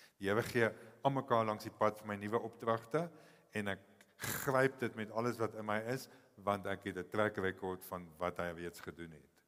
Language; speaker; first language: Afrikaans; native; Afrikaans